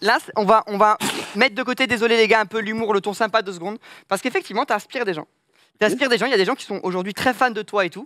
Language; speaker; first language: French; native; French